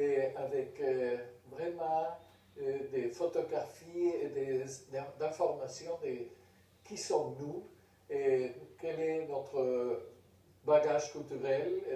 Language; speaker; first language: French; non-native, fluent; Spanish